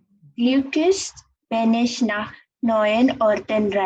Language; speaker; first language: German; non-native, learner; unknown